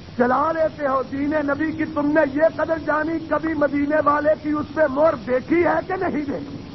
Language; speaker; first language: Urdu; non-native, local second language; Punjabi